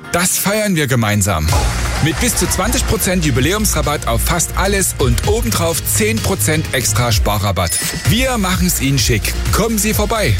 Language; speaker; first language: German; native; German